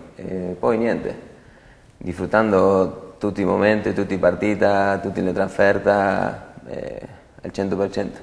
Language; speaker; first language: Italian; non-native, learner; Spanish